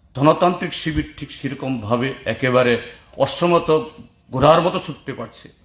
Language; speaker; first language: Bangla; native; Bangla